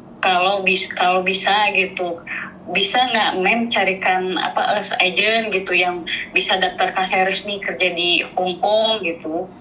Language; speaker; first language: Indonesian; native; Indonesian